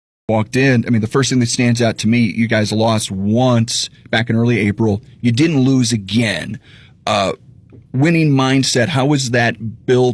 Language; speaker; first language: English; native; English